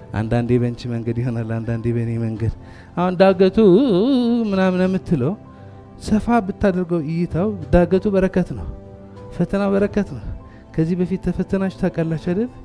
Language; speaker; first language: Amharic; early bilingual, heritage; Amharic